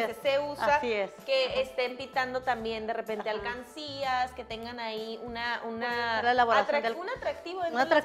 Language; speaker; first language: Spanish; native; Spanish